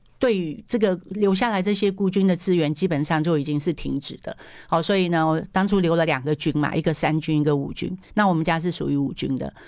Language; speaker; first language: Chinese; early bilingual, heritage; Chinese